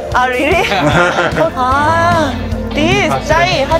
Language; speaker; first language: English; non-native, learner; Korean